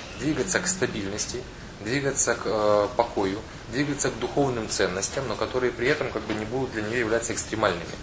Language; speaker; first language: Russian; non-native, local second language; Ukrainian